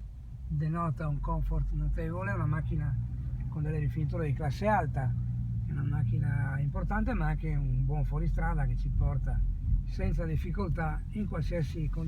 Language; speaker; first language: Italian; native; Italian